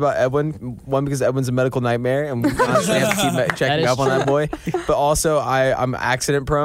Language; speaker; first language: English; native; English